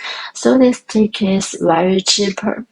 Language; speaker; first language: English; non-native, learner; Chinese